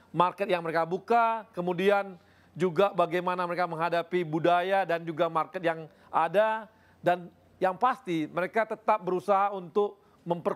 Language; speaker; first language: Indonesian; native; Indonesian